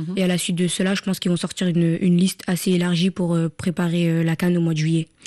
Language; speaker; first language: French; early bilingual, other home language; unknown